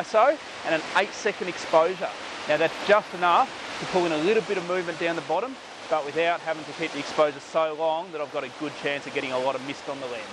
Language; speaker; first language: English; native; English